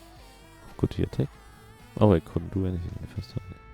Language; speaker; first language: English; non-native, fluent; German